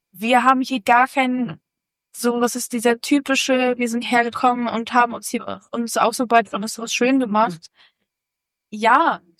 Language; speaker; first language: German; native; German